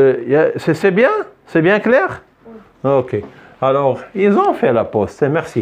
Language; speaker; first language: French; non-native, fluent; Arabic